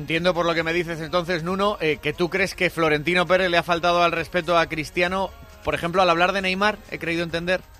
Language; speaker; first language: Spanish; native; Spanish